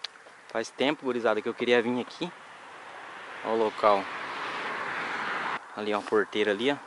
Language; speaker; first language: Portuguese; native; Portuguese